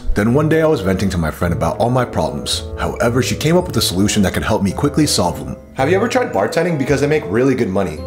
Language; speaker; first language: English; native; English